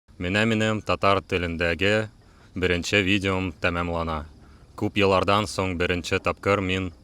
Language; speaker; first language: Tatar; non-native, local second language; Russian